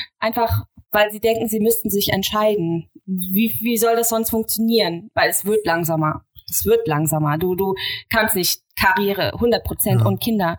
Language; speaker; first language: German; native; German